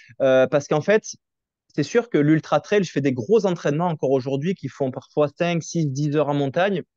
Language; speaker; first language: French; native; French